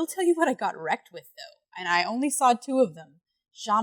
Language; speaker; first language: English; native; English